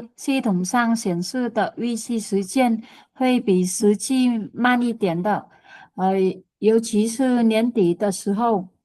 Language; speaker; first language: Chinese; non-native, learner; Vietnamese